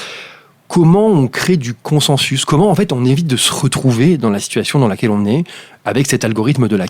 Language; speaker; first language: French; native; French